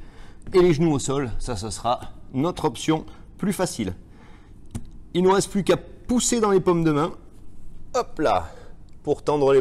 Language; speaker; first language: French; native; French